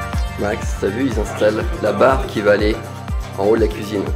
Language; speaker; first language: French; native; French